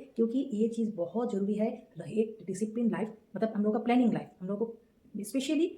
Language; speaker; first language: Hindi; non-native, local second language; Bangla